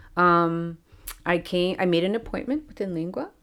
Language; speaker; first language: English; native; English